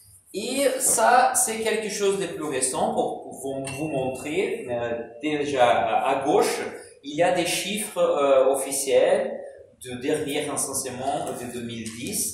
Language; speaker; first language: French; non-native, fluent; Portuguese